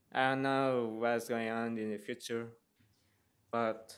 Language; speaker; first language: English; non-native, learner; Spanish